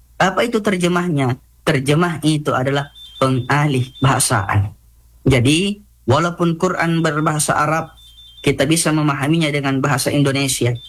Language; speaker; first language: Indonesian; non-native, local second language; Buginese